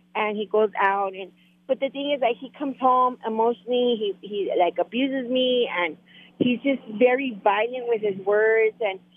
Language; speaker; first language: English; non-native, fluent; Spanish